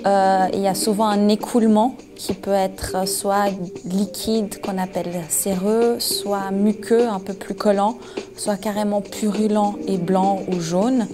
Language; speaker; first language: French; native; French